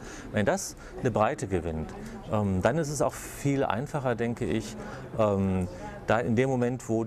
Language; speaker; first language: German; native; German